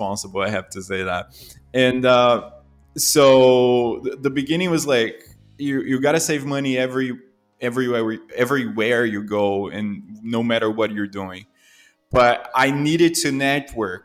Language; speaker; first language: English; non-native, fluent; Portuguese